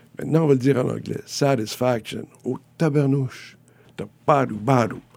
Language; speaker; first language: French; native; French